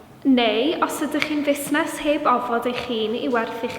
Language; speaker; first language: Welsh; native; Welsh